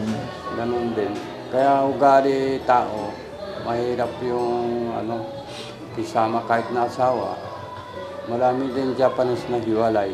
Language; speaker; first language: Filipino; non-native, learner; Japanese